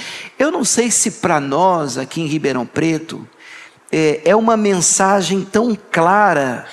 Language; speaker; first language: Portuguese; native; Portuguese